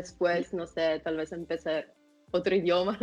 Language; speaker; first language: Spanish; non-native, fluent; Italian